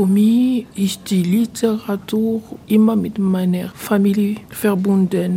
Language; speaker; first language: German; non-native, fluent; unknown